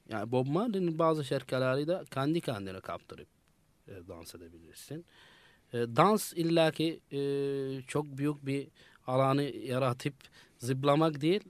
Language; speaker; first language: Turkish; non-native, fluent; Arabic